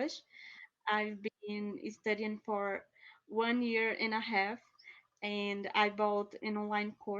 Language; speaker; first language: English; non-native, learner; Portuguese